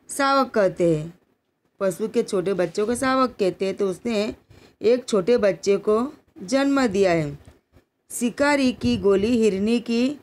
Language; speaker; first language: Hindi; non-native, local second language; Gujarati